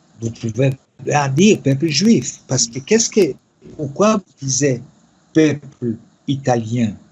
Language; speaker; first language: French; non-native, fluent; Yiddish